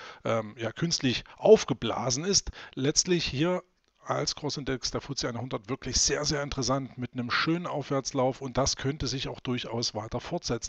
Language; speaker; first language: German; native; German